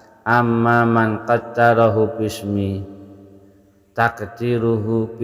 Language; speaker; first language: Arabic; non-native, fluent; Indonesian